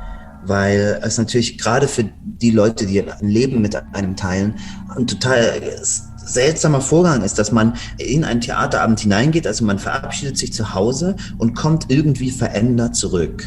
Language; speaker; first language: German; native; German